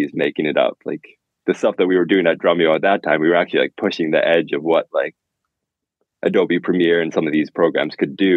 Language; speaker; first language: English; native; English